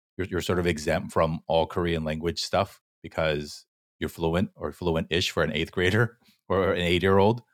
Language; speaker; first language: English; early bilingual, other home language; Korean